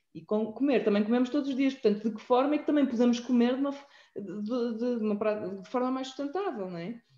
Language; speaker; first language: Portuguese; native; Portuguese